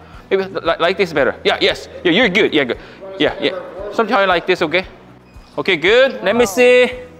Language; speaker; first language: English; non-native, learner; Korean